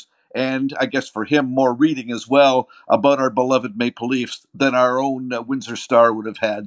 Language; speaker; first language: English; native; English